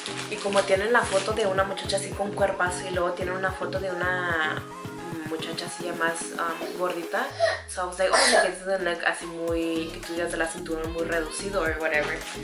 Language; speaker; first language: Spanish; early bilingual, heritage; Spanish